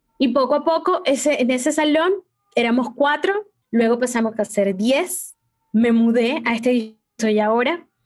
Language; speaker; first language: Spanish; native; Spanish